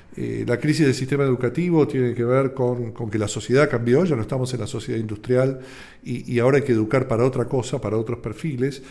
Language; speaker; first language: Spanish; native; Spanish